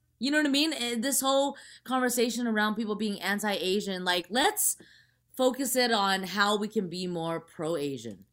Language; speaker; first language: English; early bilingual, other home language; Chinese